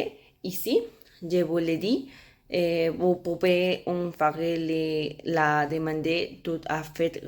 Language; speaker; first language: French; non-native, learner; Spanish